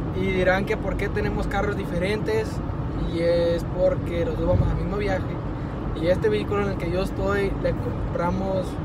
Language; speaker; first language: Spanish; early bilingual, heritage; Spanish